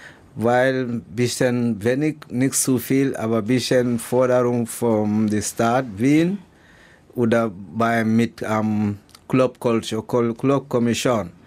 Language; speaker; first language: German; non-native, learner; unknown